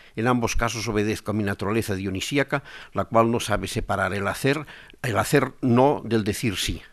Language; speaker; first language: Spanish; non-native, local second language; Catalan